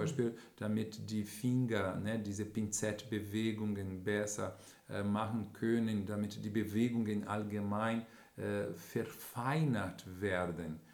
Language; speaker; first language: German; non-native, fluent; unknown